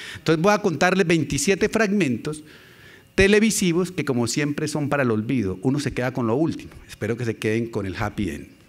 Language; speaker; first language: Spanish; native; Spanish